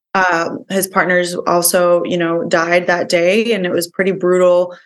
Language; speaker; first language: English; early bilingual, other home language; Spanish